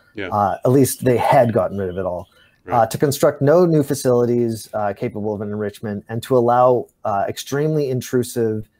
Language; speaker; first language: English; native; English